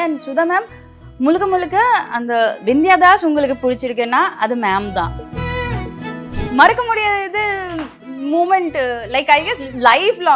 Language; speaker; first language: Tamil; non-native, local second language; Bangla